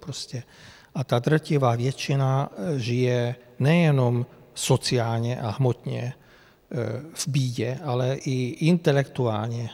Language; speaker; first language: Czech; non-native, fluent; Hungarian